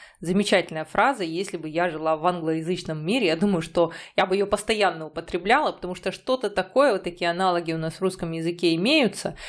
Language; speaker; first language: Russian; native; Russian